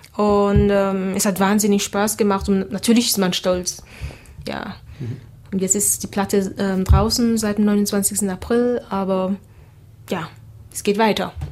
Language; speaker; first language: German; early bilingual, other home language; Seselwa Creole French